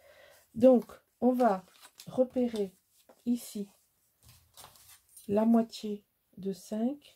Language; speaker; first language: French; native; French